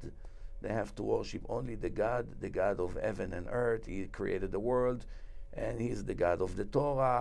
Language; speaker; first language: English; non-native, fluent; Hebrew